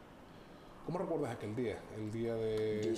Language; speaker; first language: Spanish; native; Spanish